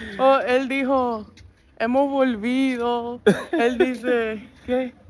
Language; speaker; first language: Spanish; non-native, fluent; English